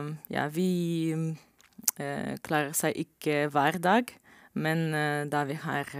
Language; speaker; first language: Norwegian; non-native, learner; Romanian